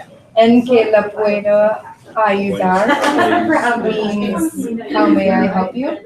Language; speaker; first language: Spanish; non-native, learner; English